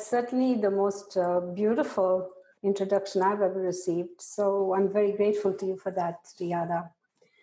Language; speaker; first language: English; non-native, local second language; Urdu